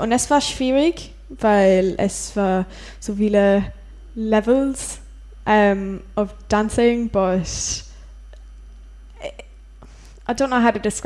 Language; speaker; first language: German; non-native, learner; English